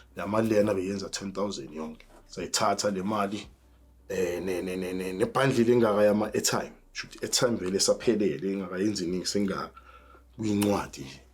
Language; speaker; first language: Zulu; native; Zulu